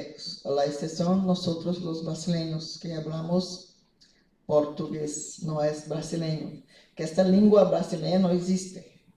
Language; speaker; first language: Spanish; non-native, fluent; Portuguese